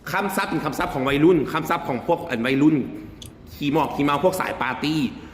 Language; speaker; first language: Thai; native; Thai